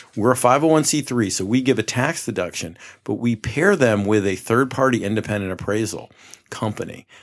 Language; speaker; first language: English; native; English